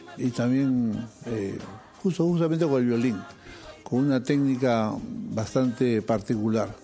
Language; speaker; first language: Spanish; native; Spanish